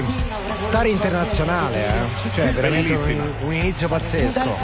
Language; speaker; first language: Italian; native; Italian